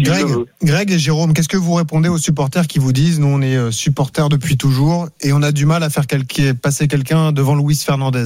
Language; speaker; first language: French; native; French